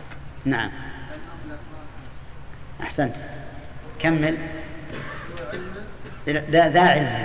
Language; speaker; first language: Arabic; native; Arabic